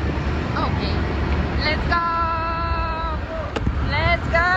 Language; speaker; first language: English; non-native, learner; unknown